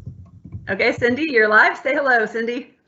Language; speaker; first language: English; native; English